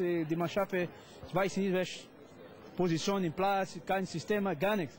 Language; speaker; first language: German; non-native, learner; Portuguese